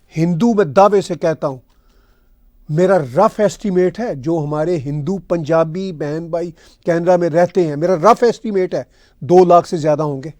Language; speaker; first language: Urdu; non-native, local second language; Punjabi